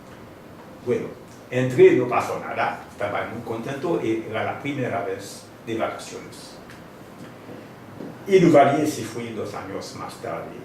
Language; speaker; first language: Spanish; non-native, fluent; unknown